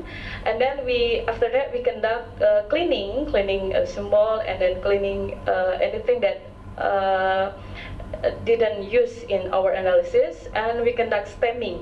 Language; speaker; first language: English; non-native, local second language; Indonesian